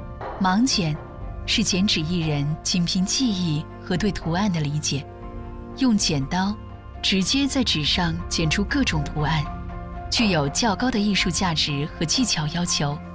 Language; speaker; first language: Chinese; native; Chinese